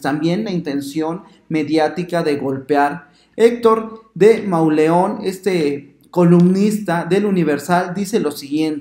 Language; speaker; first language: Spanish; native; Spanish